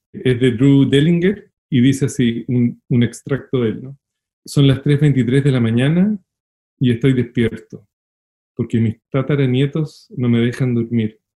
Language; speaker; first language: Spanish; native; Spanish